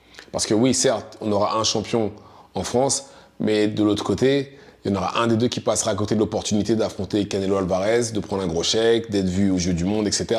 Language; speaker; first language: French; native; French